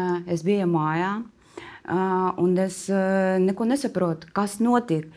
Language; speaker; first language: Latvian; non-native, learner; Russian